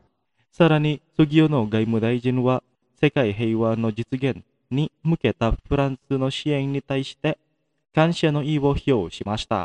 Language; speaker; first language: Japanese; non-native, fluent; Indonesian